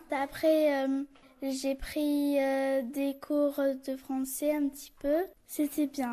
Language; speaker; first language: French; early bilingual, other home language; Kurdish